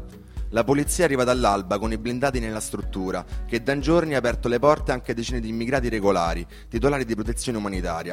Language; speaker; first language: Italian; native; Italian